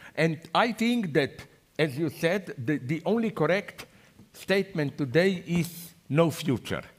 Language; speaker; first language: English; non-native, fluent; Slovenian